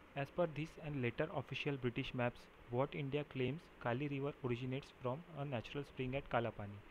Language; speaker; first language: English; non-native, local second language; Marathi